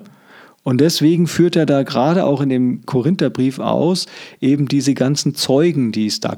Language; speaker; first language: German; native; German